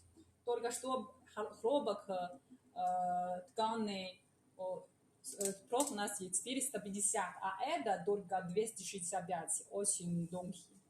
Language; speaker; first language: Russian; non-native, learner; Chinese